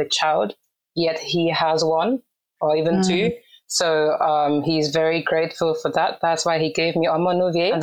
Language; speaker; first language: English; non-native, fluent; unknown